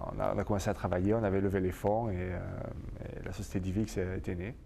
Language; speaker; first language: French; native; French